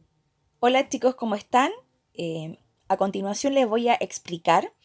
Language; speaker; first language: Spanish; native; Spanish